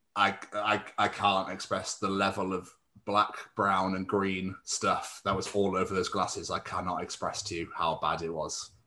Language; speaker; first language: English; native; English